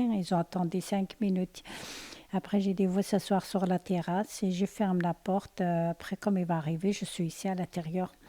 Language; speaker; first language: French; non-native, learner; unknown